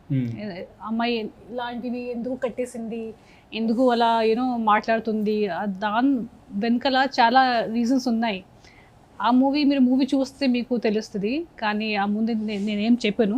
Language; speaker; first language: Telugu; non-native, local second language; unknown